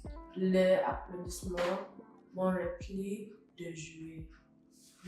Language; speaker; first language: French; non-native, learner; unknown